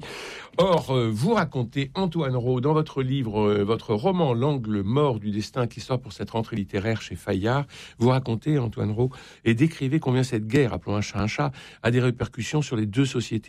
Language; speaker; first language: French; native; French